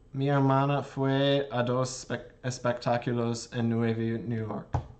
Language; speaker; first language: Spanish; non-native, learner; English